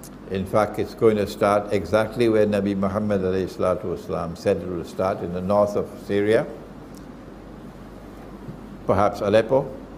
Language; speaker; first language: English; native; English